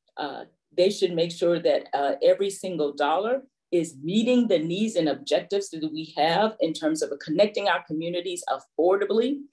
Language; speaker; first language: English; native; English